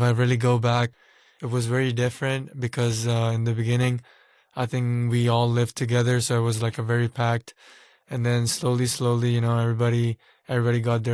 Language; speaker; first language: English; non-native, local second language; Urdu